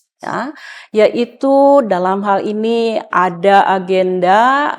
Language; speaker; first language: Indonesian; native; Indonesian